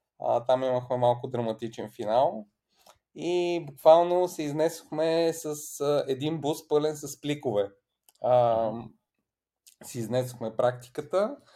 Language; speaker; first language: Bulgarian; early bilingual, other home language; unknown